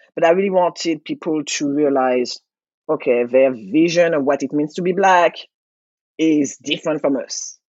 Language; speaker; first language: English; non-native, fluent; French